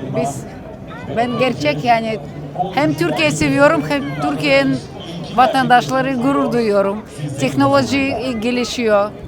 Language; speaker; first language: Turkish; non-native, learner; Ukrainian